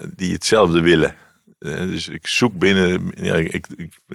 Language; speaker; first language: Dutch; native; Dutch